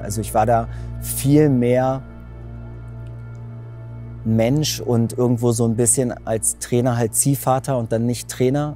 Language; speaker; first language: German; native; German